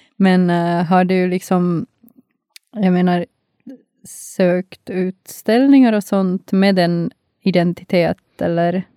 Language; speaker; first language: Swedish; non-native, local second language; Finnish